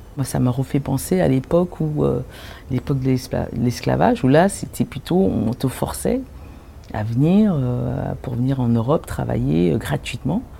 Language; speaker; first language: French; early bilingual, other home language; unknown